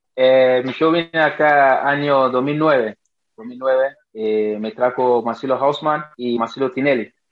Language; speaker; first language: Spanish; non-native, fluent; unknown